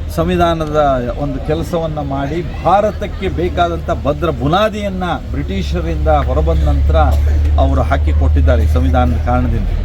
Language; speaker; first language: Kannada; native; Kannada